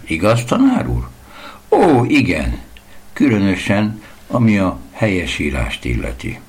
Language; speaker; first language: Hungarian; native; Hungarian